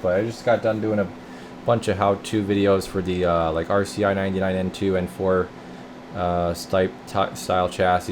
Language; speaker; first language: English; native; English